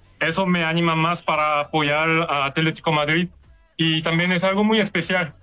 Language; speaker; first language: Spanish; non-native, learner; Korean